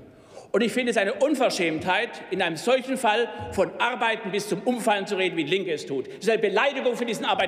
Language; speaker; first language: German; native; German